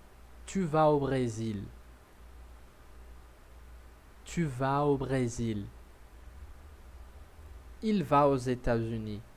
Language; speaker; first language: French; non-native, learner; Portuguese